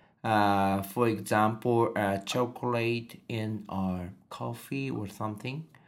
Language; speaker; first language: English; non-native, learner; Japanese